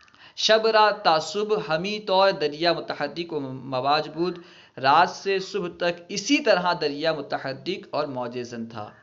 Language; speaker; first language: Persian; non-native, fluent; Urdu